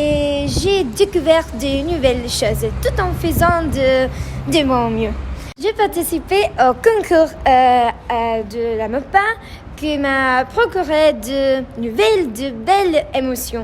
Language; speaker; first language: French; non-native, learner; Italian